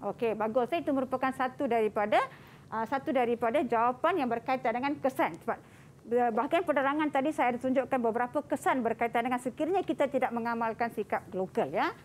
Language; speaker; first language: Malay; non-native, local second language; Tamil